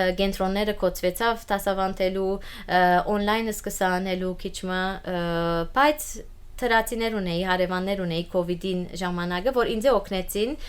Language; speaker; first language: Armenian; early bilingual, heritage; Armenian